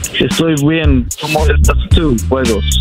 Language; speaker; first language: Spanish; non-native, learner; English